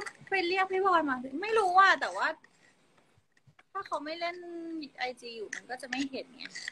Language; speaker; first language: Thai; early bilingual, heritage; Thai